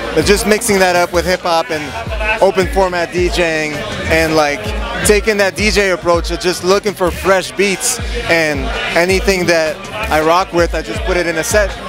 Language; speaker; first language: English; native; English